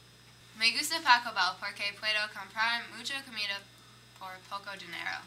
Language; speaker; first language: Spanish; non-native, learner; English